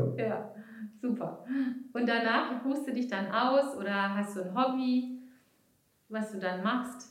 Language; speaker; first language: German; native; German